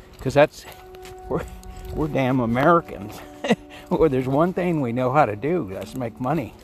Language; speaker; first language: English; native; English